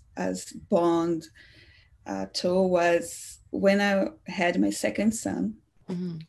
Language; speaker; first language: English; non-native, fluent; Portuguese